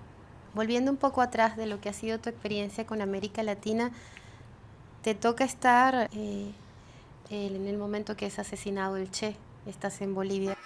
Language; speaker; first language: Spanish; native; Spanish